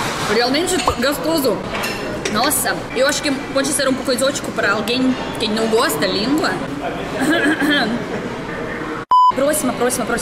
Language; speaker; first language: Portuguese; non-native, learner; Russian